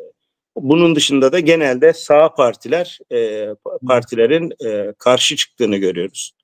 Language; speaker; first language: Turkish; early bilingual, heritage; Turkish